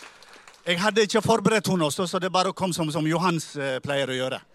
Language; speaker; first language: Norwegian; non-native, fluent; Tigrinya